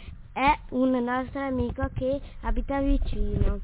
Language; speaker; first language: Italian; early bilingual, other home language; Kurdish